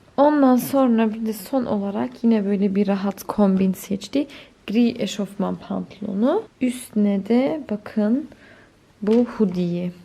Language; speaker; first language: Turkish; early bilingual, heritage; Turkish